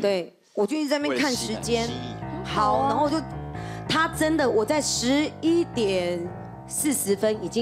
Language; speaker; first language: Chinese; native; Chinese